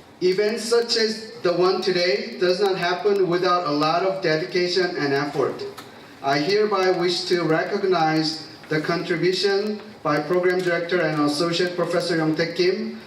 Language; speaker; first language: English; non-native, fluent; Korean